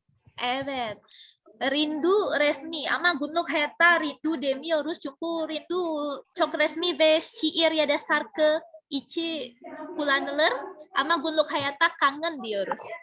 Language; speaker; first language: Turkish; non-native, fluent; Indonesian